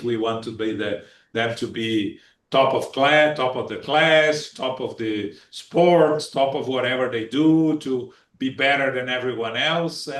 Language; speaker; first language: English; non-native, fluent; Portuguese